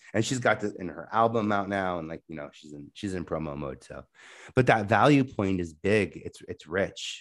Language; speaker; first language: English; native; English